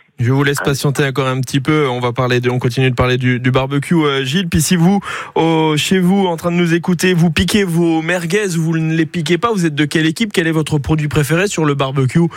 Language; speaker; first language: French; native; French